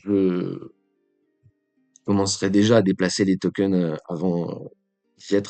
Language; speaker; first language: French; native; French